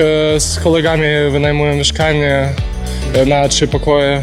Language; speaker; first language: Polish; non-native, learner; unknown